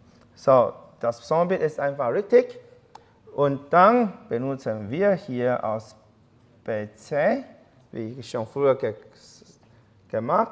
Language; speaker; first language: German; non-native, fluent; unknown